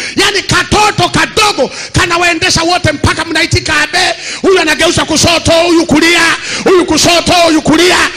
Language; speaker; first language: Swahili; native; Swahili